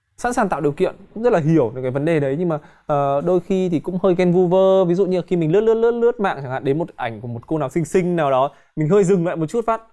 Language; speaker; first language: Vietnamese; native; Vietnamese